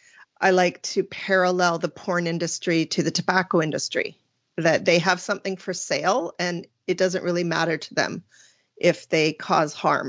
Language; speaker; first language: English; native; English